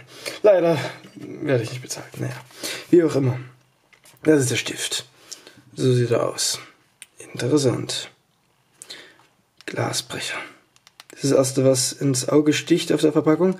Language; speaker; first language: German; native; German